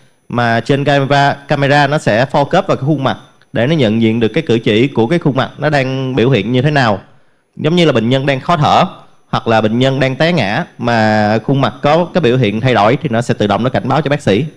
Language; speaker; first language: Vietnamese; native; Vietnamese